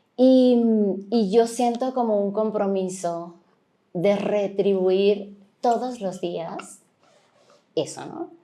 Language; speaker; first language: Spanish; native; Spanish